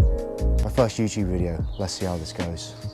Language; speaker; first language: English; native; English